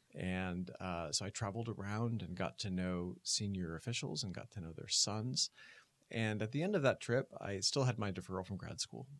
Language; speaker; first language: English; native; English